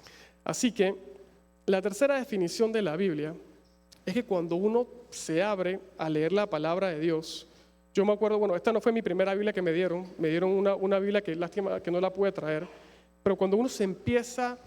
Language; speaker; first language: Spanish; native; Spanish